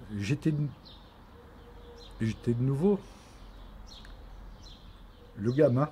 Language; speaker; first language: French; native; French